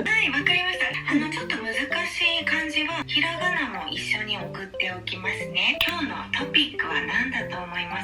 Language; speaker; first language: Japanese; native; Japanese